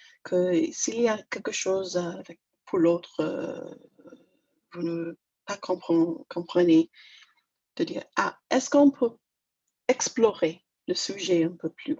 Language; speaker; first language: French; non-native, fluent; English